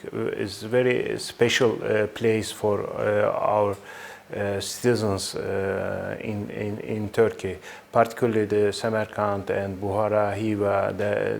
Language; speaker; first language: English; non-native, fluent; Turkish